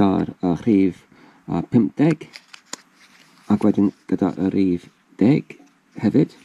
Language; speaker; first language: Welsh; non-native, learner; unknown